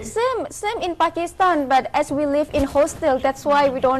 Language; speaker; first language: English; non-native, fluent; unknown